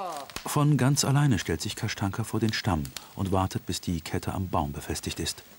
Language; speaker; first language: German; native; German